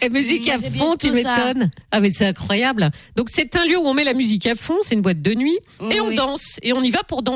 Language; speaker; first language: French; native; French